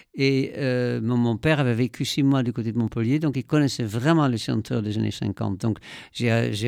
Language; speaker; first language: French; non-native, fluent; Dutch